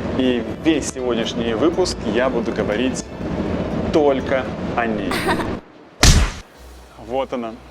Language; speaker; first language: Russian; native; Russian